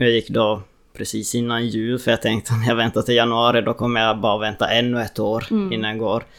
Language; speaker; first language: Swedish; native; Swedish